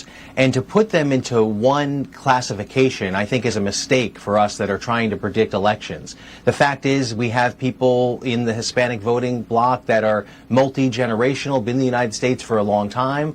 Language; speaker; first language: English; native; English